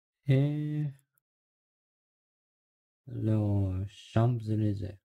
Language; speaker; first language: French; non-native, learner; Russian